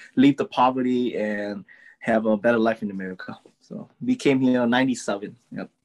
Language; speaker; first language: English; early bilingual, other home language; Lao